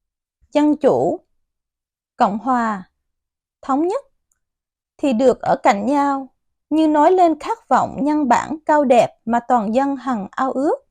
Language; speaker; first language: Vietnamese; native; Vietnamese